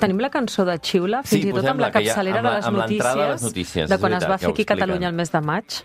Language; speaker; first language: Catalan; native; Catalan